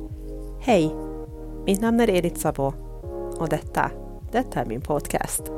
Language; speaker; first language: Swedish; non-native, fluent; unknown